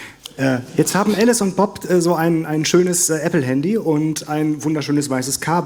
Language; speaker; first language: German; native; German